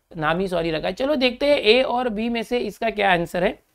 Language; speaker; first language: Hindi; native; Hindi